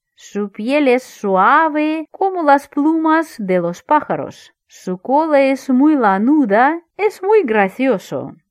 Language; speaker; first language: Spanish; non-native, fluent; Russian